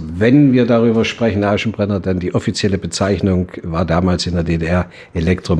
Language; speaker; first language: German; native; German